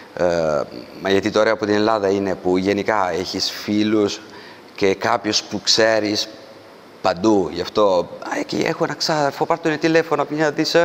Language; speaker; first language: Greek; early bilingual, heritage; Greek